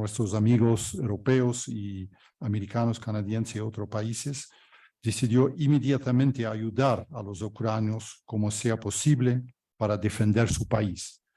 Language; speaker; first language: Spanish; non-native, fluent; Dutch